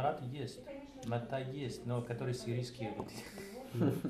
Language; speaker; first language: Russian; non-native, learner; Arabic